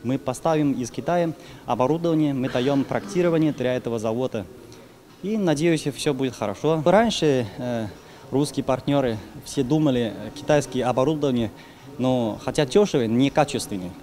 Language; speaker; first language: Russian; non-native, learner; Chinese